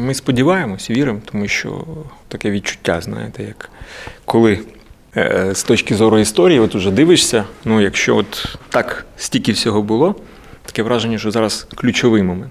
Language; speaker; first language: Ukrainian; native; Ukrainian